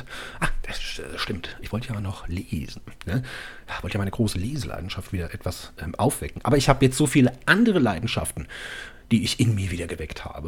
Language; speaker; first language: German; native; German